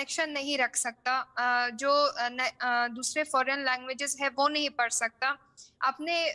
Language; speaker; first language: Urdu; non-native, fluent; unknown